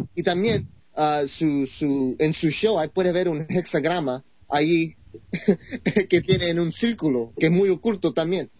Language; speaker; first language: Spanish; non-native, fluent; English